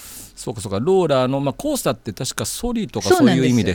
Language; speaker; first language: Japanese; native; Japanese